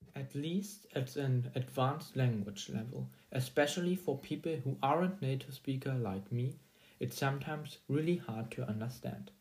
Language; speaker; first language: English; non-native, fluent; German